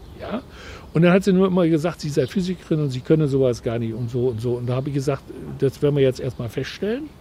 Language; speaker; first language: German; native; German